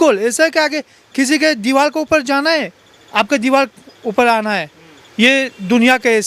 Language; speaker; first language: Hindi; non-native, learner; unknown